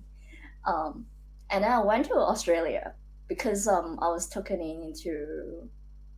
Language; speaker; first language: English; non-native, local second language; Cantonese